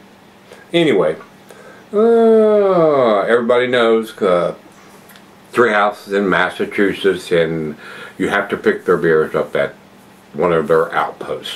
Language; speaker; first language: English; native; English